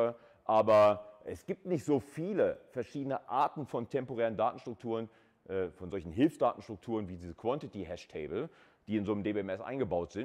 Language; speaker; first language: German; native; German